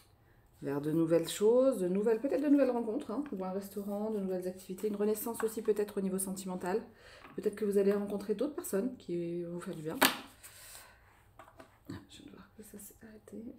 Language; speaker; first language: French; native; French